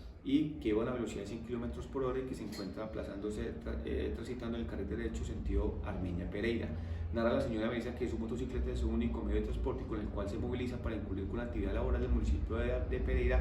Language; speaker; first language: Spanish; native; Spanish